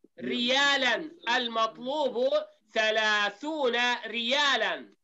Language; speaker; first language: Arabic; non-native, fluent; Turkish